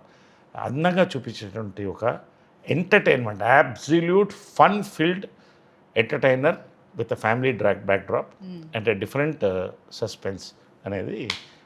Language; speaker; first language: Telugu; native; Telugu